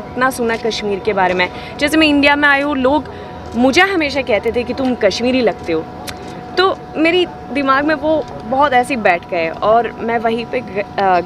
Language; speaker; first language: Hindi; non-native, fluent; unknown